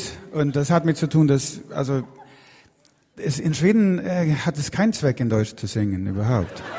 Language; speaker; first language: German; non-native, fluent; Swedish